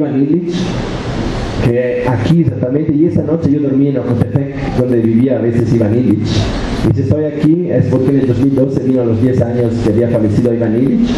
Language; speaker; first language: Spanish; non-native, fluent; Italian